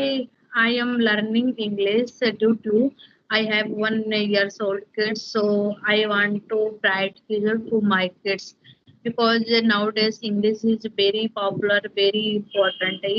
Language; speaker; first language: English; non-native, learner; Hindi